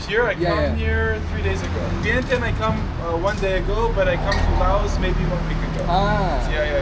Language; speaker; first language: English; non-native, learner; Hebrew